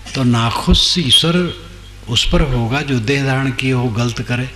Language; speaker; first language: Hindi; non-native, local second language; Awadhi